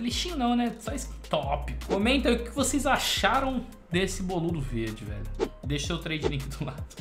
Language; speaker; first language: Portuguese; native; Portuguese